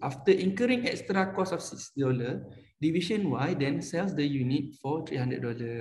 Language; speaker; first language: English; non-native, local second language; Malay